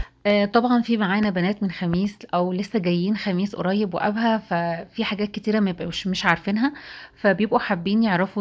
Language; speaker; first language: Arabic; native; Arabic